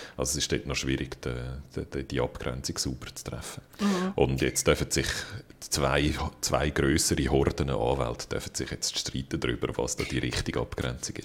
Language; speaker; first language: German; native; German